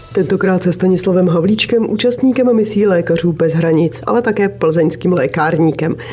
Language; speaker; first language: Czech; native; Czech